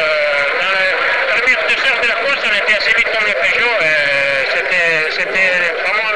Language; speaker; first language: French; non-native, fluent; Italian